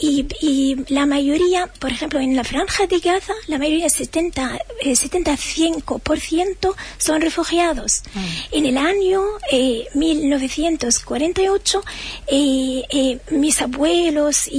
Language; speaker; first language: Spanish; non-native, fluent; Arabic